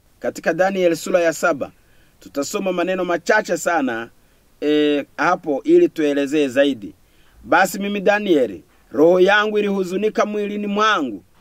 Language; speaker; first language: Swahili; non-native, local second language; Kinyarwanda